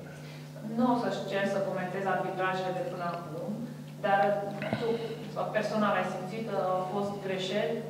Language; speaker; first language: Romanian; native; Romanian